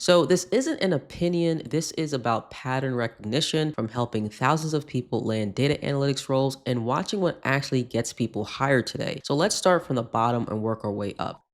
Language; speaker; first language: English; native; English